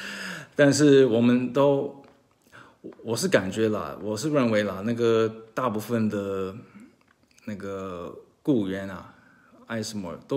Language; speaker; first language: Chinese; early bilingual, heritage; Chinese